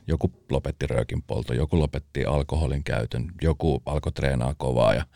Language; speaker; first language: Finnish; early bilingual, other home language; Spanish